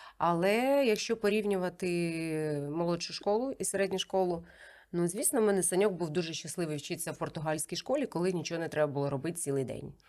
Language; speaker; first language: Ukrainian; native; Ukrainian